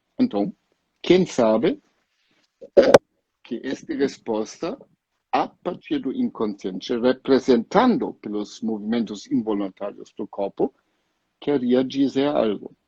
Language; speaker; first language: Portuguese; non-native, fluent; German